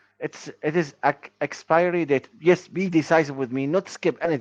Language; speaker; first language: English; non-native, learner; Arabic